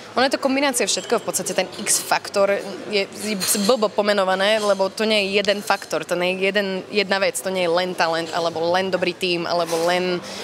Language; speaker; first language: Slovak; early bilingual, other home language; English